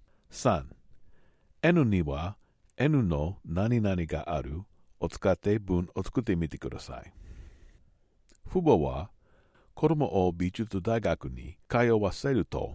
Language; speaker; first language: Japanese; non-native, learner; English